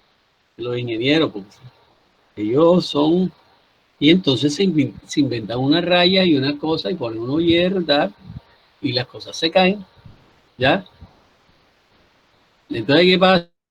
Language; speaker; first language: Spanish; native; Spanish